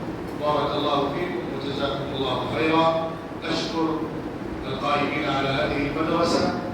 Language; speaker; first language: Arabic; non-native, fluent; Urdu